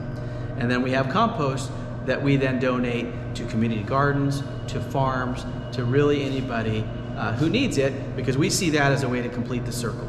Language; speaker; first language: English; native; English